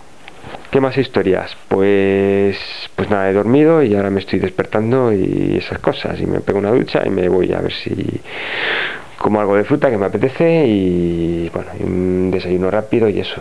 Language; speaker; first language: Spanish; native; Spanish